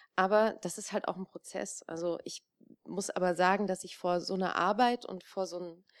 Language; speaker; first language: German; native; German